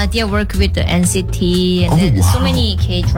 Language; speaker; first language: English; non-native, learner; Korean